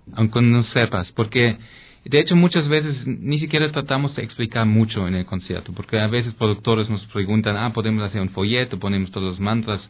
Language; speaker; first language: Spanish; non-native, fluent; German